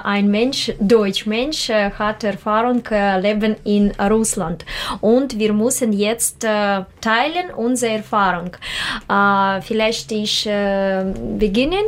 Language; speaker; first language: German; non-native, learner; Russian